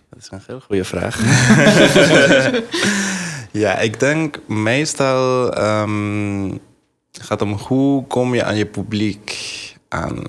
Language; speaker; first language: Dutch; non-native, fluent; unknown